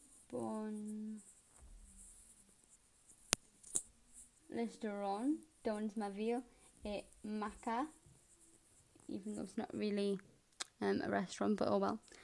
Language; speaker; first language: English; native; English